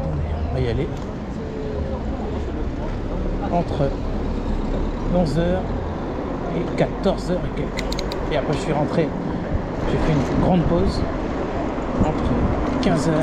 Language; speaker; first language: French; native; French